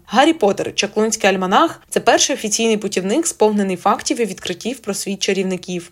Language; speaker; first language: Ukrainian; native; Ukrainian